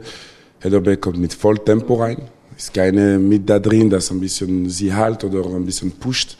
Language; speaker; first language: German; non-native, local second language; French